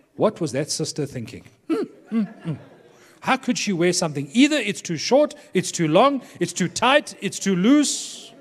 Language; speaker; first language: English; native; English